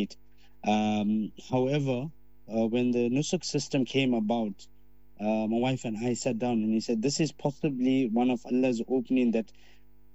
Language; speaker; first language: English; native; English